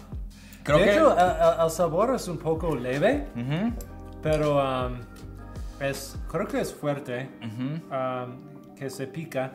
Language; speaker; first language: Spanish; non-native, learner; English